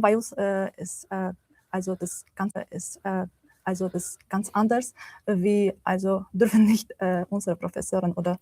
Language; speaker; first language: German; non-native, learner; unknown